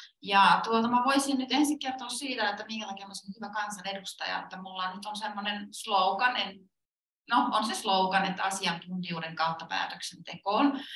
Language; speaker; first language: Finnish; native; Finnish